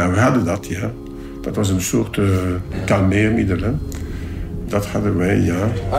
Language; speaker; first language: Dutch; non-native, local second language; French